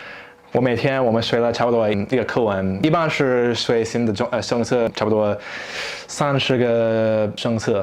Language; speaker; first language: Chinese; non-native, learner; English